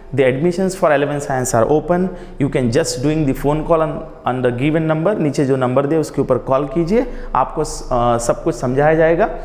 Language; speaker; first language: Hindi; non-native, local second language; Marathi